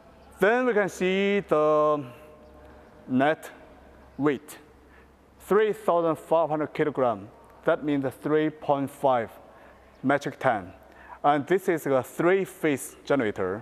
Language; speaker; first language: English; non-native, fluent; Chinese